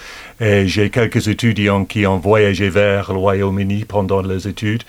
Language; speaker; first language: French; non-native, fluent; English